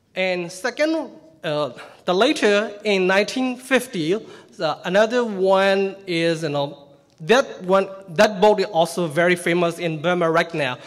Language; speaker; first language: English; non-native, fluent; Burmese